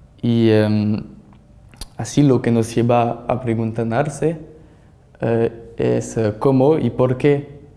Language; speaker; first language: Spanish; non-native, learner; French